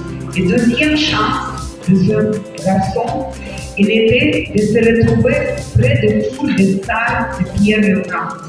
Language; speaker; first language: French; non-native, fluent; Russian